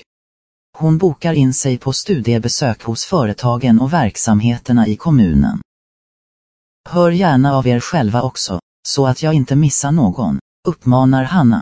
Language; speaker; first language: Swedish; native; Swedish